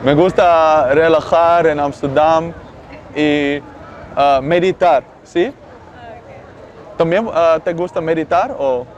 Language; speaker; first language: Spanish; non-native, learner; Dutch